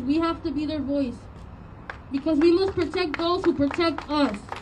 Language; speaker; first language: English; early bilingual, other home language; Spanish